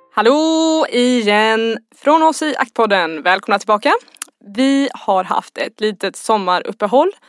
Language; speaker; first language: Swedish; native; Swedish